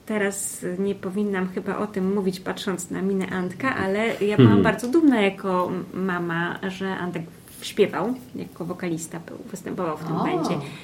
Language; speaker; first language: Polish; native; Polish